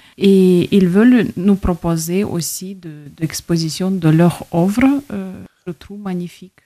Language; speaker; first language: French; non-native, fluent; Ukrainian